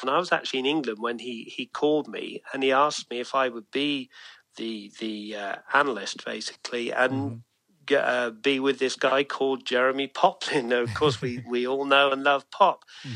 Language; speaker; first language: English; native; English